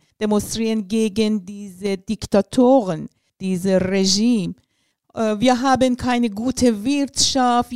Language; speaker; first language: German; non-native, learner; Persian